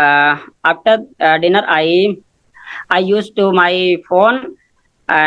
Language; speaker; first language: English; non-native, learner; Hindi